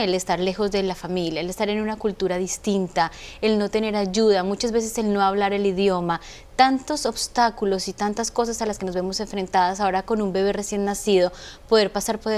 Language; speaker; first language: Spanish; native; Spanish